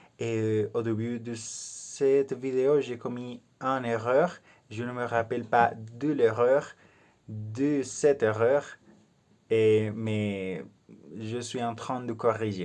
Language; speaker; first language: French; non-native, learner; Spanish